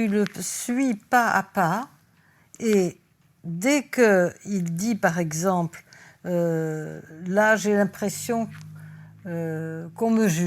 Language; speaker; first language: French; native; French